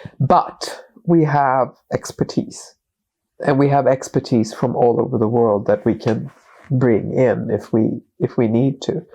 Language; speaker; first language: English; non-native, fluent; Swedish